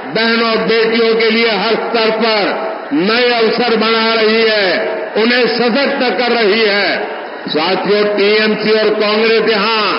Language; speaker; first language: Hindi; non-native, local second language; Gujarati